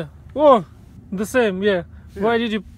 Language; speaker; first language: English; non-native, learner; Russian